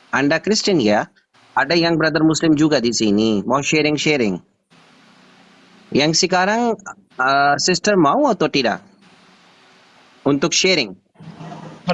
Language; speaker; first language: Indonesian; non-native, learner; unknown